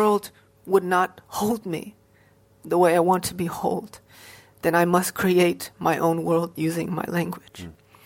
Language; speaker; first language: English; native; English